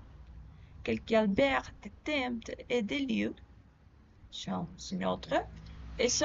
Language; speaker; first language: French; non-native, learner; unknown